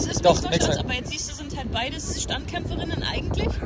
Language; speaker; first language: German; native; German